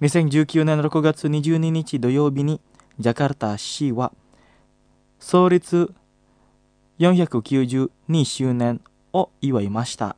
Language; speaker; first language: Japanese; non-native, fluent; Indonesian